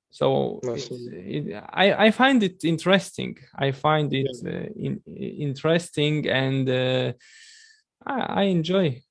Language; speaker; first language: English; non-native, learner; Chechen